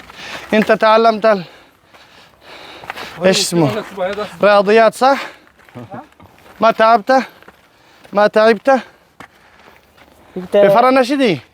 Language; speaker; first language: Arabic; non-native, learner; Tajik